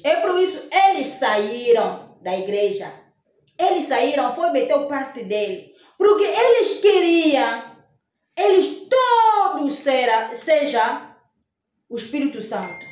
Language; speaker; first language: Portuguese; non-native, fluent; Lingala